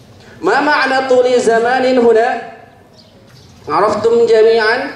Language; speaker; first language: Arabic; non-native, learner; Indonesian